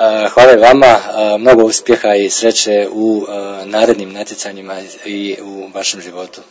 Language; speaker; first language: Croatian; native; Croatian